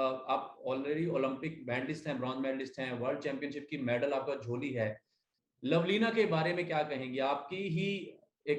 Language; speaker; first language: Hindi; native; Hindi